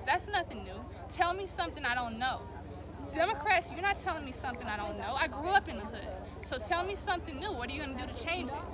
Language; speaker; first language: English; native; English